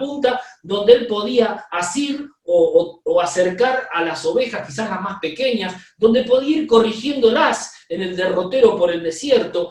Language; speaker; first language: Spanish; native; Spanish